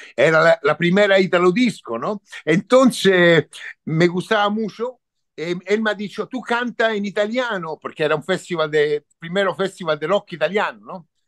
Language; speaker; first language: Spanish; non-native, learner; Italian